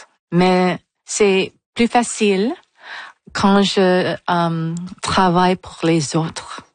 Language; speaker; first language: French; non-native, local second language; English